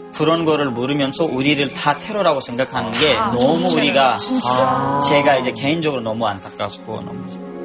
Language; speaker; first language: Korean; non-native, fluent; Urdu